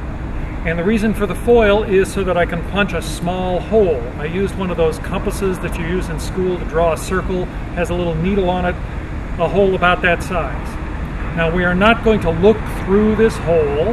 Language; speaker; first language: English; native; English